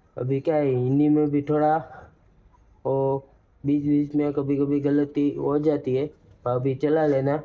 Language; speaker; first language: Hindi; non-native, local second language; Gujarati